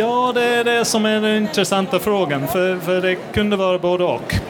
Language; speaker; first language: Swedish; non-native, fluent; English